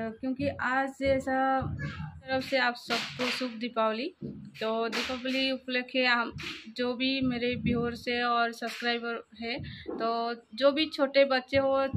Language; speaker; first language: Hindi; non-native, local second language; Odia